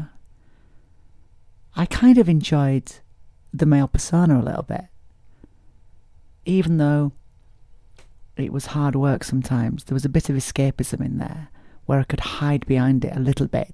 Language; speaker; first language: English; native; English